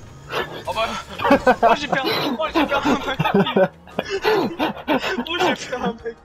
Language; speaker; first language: French; native; French